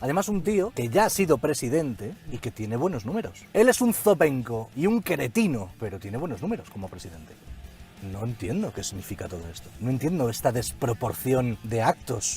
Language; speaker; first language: Spanish; native; Spanish